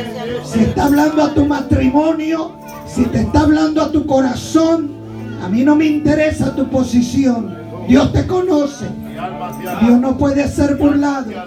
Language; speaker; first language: Spanish; native; Spanish